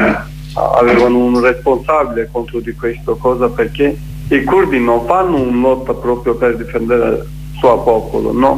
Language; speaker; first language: Italian; non-native, learner; Kurdish